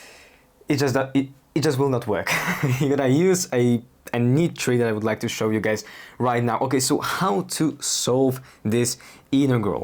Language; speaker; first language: English; non-native, fluent; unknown